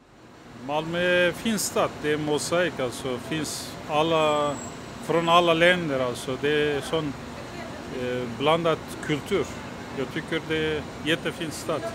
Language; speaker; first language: Swedish; non-native, local second language; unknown